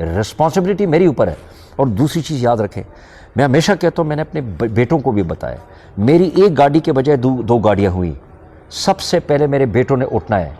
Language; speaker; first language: Urdu; non-native, local second language; Pashto